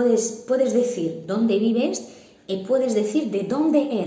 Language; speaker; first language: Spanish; non-native, fluent; Arabic